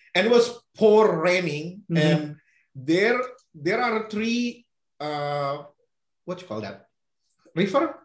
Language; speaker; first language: English; non-native, fluent; Indonesian